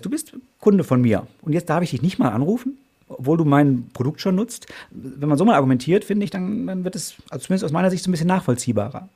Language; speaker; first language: German; native; German